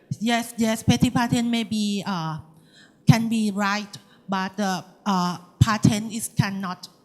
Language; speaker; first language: English; non-native, learner; Thai